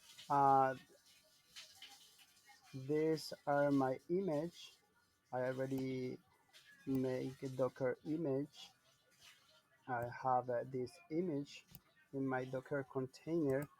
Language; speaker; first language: English; non-native, learner; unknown